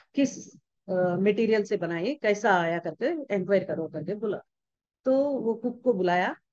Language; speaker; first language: Hindi; non-native, local second language; Telugu